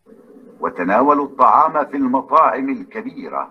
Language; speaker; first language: Arabic; non-native, learner; Indonesian